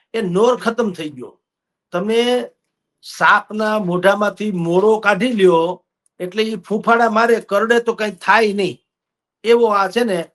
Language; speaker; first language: Gujarati; native; Gujarati